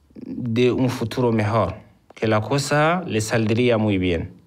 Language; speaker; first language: Spanish; non-native, fluent; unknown